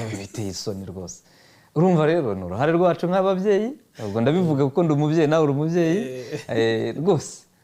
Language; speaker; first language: Kinyarwanda; native; Kinyarwanda